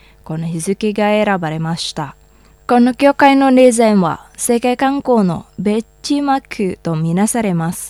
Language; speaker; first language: Japanese; non-native, fluent; Indonesian